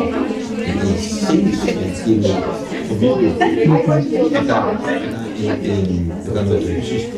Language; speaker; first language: Danish; native; Danish